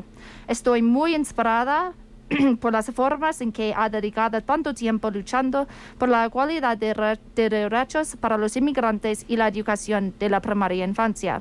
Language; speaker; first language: Spanish; non-native, fluent; English